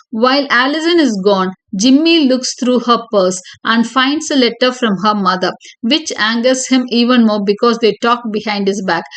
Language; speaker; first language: English; non-native, local second language; Tamil